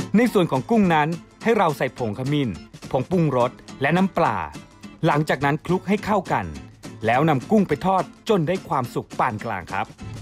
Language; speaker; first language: Thai; native; Thai